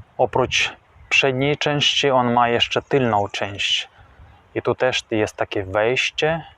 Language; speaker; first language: Polish; non-native, fluent; Russian